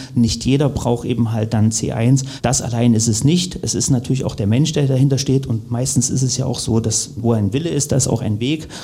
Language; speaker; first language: German; native; German